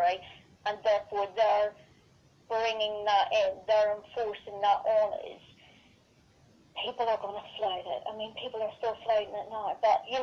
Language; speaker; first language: English; native; English